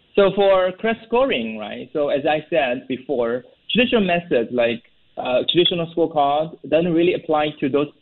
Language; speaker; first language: English; non-native, fluent; Chinese